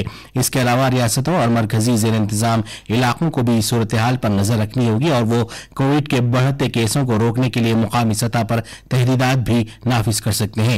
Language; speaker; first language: Urdu; native; Urdu